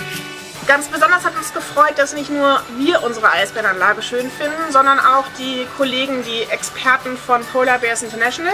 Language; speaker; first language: German; native; German